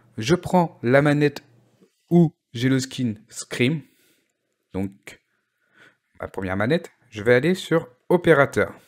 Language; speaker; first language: French; native; French